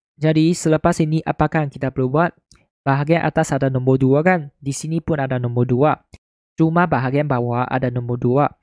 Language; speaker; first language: Malay; non-native, local second language; Chinese